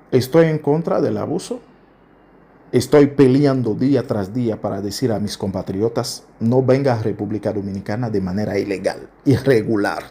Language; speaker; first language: Spanish; non-native, fluent; Haitian Creole